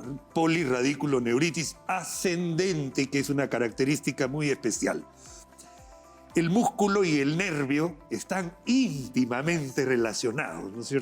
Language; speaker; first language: Spanish; native; Spanish